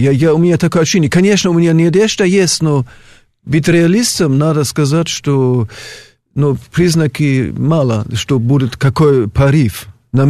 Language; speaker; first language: Russian; non-native, fluent; German